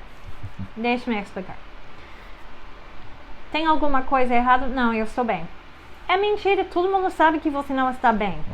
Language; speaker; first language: Portuguese; non-native, fluent; English